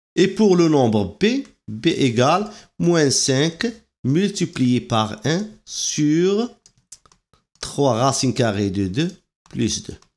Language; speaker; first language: French; non-native, local second language; Arabic